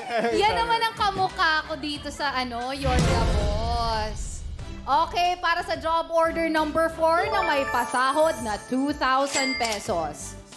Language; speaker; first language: Filipino; native; Filipino